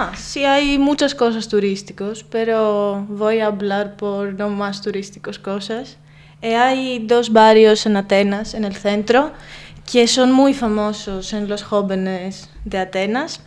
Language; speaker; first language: Spanish; non-native, fluent; Greek